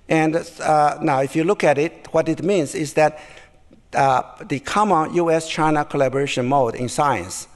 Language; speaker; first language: English; non-native, fluent; Chinese